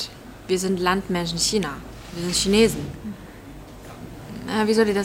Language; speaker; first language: German; non-native, learner; Chinese